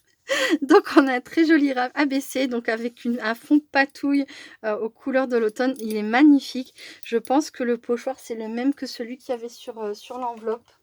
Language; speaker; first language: French; native; French